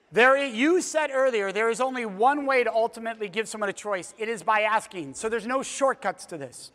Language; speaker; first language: English; native; English